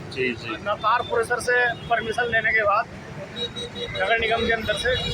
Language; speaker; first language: Hindi; native; Hindi